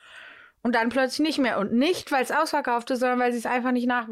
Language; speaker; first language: German; native; German